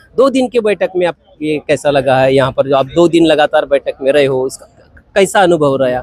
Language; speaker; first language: Hindi; non-native, local second language; Marathi